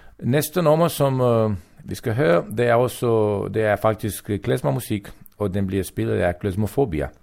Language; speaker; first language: Danish; non-native, fluent; Romanian